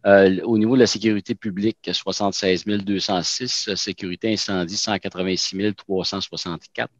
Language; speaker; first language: French; native; French